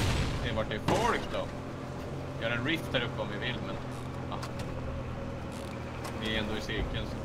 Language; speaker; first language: Swedish; native; Swedish